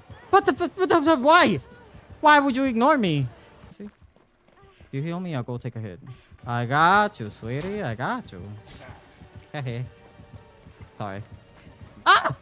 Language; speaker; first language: English; native; English